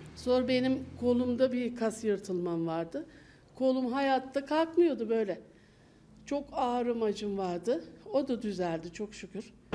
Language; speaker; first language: Turkish; native; Turkish